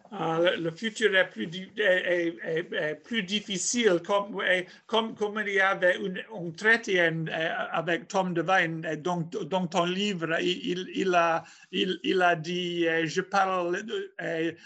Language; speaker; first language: French; non-native, fluent; English